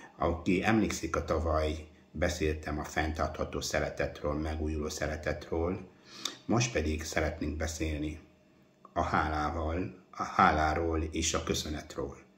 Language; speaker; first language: Hungarian; non-native, fluent; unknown